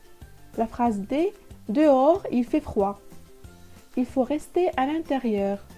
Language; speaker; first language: French; non-native, local second language; Arabic